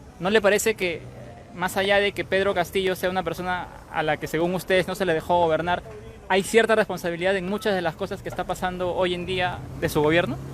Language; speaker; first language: Spanish; native; Spanish